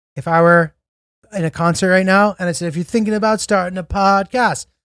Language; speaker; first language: English; early bilingual, other home language; Italian